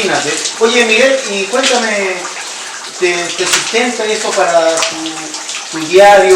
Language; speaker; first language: Spanish; native; Spanish